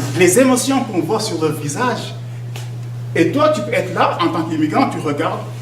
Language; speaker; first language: French; non-native, local second language; Wolof